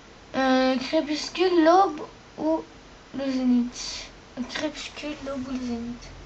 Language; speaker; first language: French; native; French